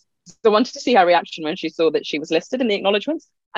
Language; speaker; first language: English; non-native, local second language; Punjabi